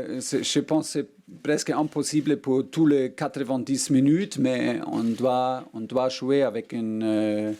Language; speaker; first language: French; non-native, learner; German